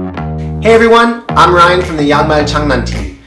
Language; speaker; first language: English; native; English